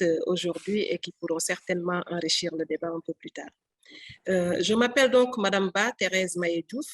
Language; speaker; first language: French; non-native, local second language; Wolof